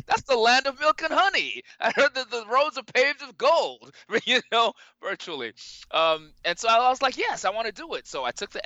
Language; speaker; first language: English; non-native, local second language; Yoruba